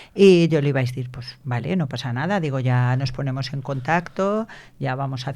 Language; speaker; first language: Spanish; native; Spanish